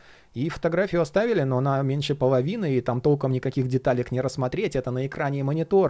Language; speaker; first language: Russian; native; Russian